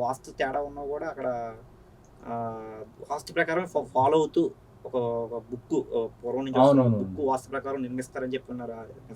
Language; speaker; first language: Telugu; native; Telugu